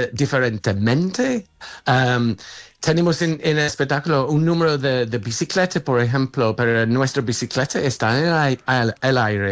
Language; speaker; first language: Spanish; non-native, fluent; English